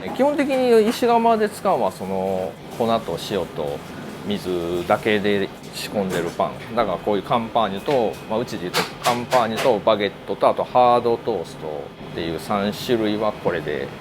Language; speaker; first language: Japanese; native; Japanese